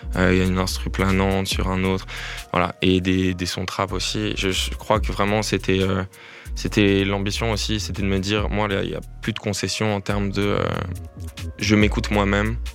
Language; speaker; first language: French; native; French